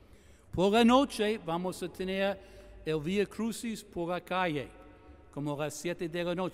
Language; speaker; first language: Spanish; non-native, fluent; English